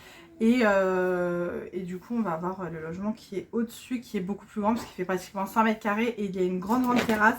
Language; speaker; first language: French; native; French